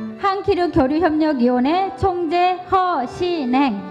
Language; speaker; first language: Korean; native; Korean